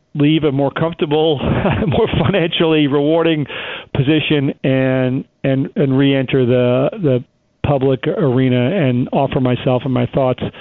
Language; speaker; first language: English; native; English